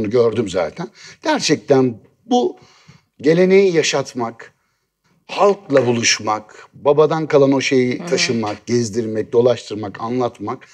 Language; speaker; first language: Turkish; native; Turkish